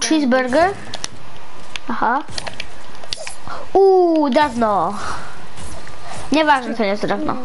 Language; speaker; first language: Polish; early bilingual, heritage; Polish